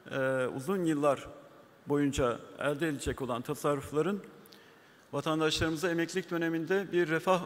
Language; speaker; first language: Turkish; native; Turkish